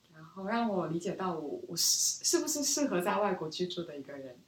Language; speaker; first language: Chinese; early bilingual, other home language; Korean